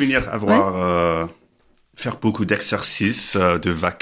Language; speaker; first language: French; non-native, learner; English